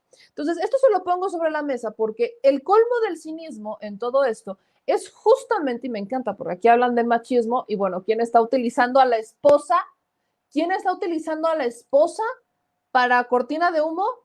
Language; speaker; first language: Spanish; native; Spanish